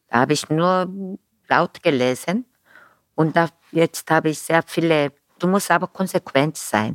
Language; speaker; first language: German; non-native, fluent; Korean